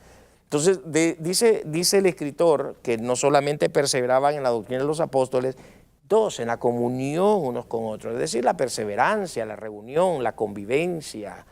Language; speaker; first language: Spanish; native; Spanish